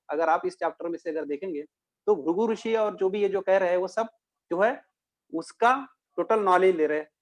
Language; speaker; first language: Hindi; non-native, local second language; Marathi